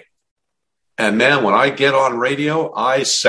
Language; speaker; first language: English; native; English